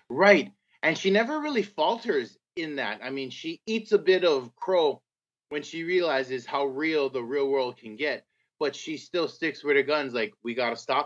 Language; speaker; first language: English; native; English